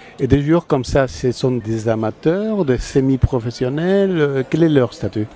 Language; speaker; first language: French; native; French